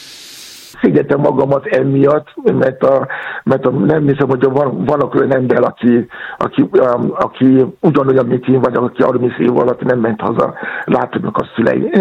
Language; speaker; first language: Hungarian; non-native, fluent; Yoruba